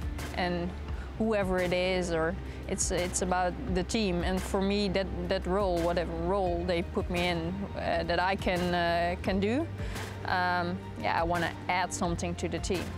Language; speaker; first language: English; non-native, fluent; Dutch